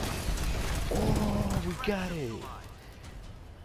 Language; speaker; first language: English; native; English